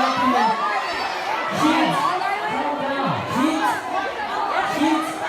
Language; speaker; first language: English; non-native, learner; Korean